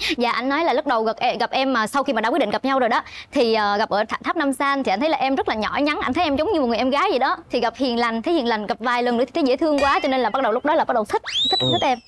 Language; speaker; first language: Vietnamese; native; Vietnamese